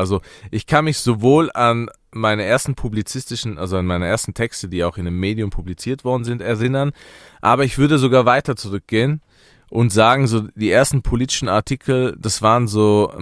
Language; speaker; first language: German; early bilingual, other home language; Persian